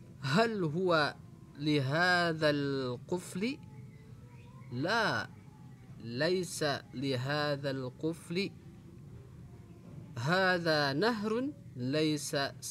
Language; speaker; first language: Arabic; non-native, fluent; Indonesian